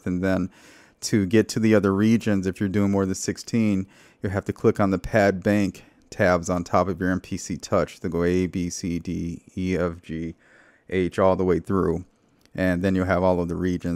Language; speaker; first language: English; native; English